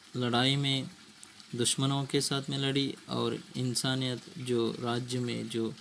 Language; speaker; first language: Hindi; non-native, local second language; Kannada